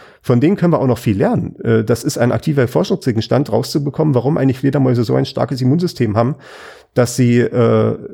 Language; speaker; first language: German; native; German